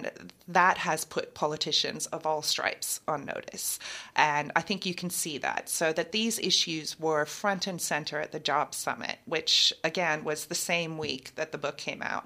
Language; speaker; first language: English; native; English